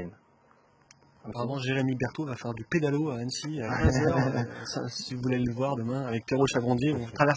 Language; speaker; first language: French; native; French